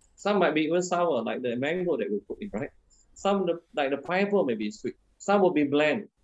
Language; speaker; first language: English; non-native, local second language; Min Nan Chinese